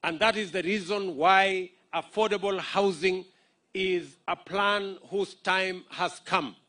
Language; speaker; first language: English; non-native, local second language; Kalenjin